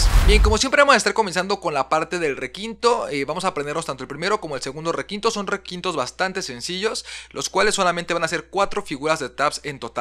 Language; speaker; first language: Spanish; native; Spanish